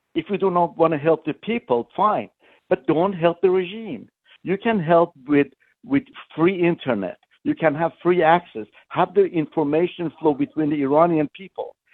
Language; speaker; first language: English; non-native, fluent; Persian